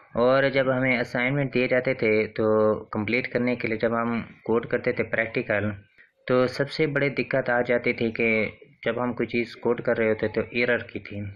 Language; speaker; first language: Urdu; non-native, local second language; Saraiki